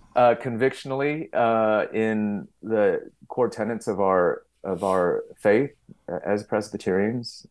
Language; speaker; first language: English; native; English